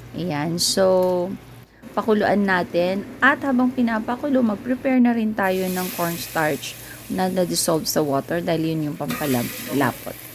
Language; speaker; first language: Filipino; non-native, local second language; Iloko